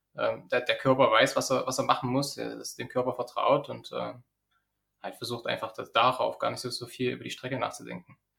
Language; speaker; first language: German; native; German